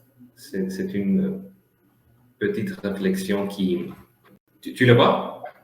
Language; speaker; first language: French; non-native, fluent; Spanish